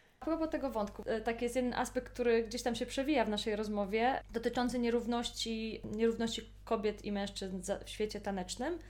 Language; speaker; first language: Polish; native; Polish